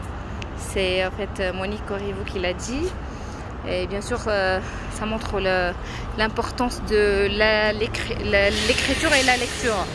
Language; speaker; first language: French; non-native, fluent; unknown